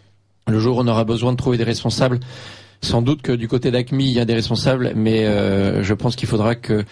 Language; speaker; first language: French; native; French